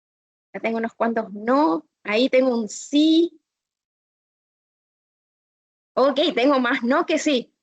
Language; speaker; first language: Spanish; native; Spanish